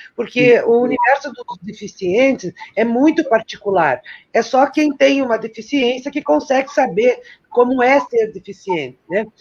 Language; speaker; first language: Portuguese; native; Portuguese